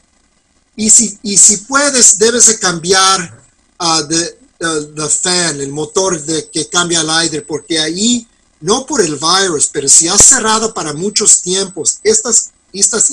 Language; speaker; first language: Spanish; non-native, fluent; English